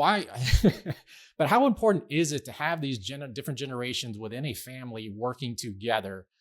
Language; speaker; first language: English; native; English